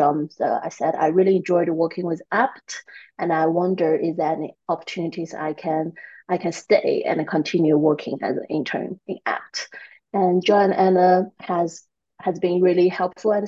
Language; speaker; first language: English; non-native, fluent; Chinese